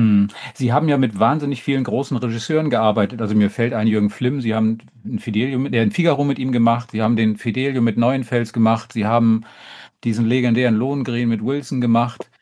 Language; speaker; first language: German; native; German